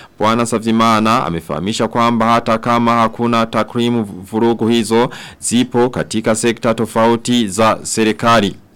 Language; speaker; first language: Swahili; non-native, local second language; Rundi